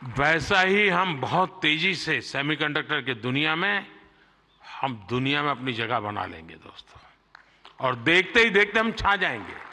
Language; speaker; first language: Hindi; non-native, local second language; Gujarati